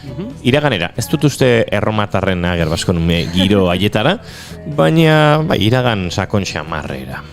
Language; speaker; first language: Basque; native; Basque